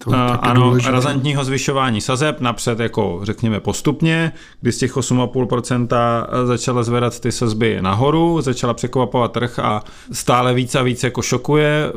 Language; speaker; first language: Czech; native; Czech